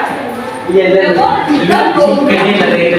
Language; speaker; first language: Malay; native; Malay